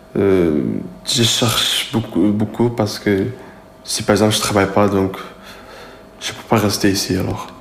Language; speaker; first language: French; non-native, learner; Persian